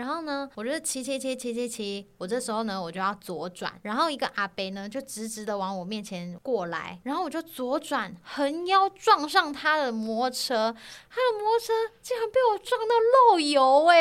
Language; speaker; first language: Chinese; native; Chinese